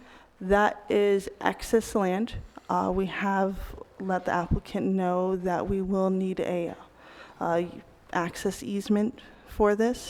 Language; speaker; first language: English; native; English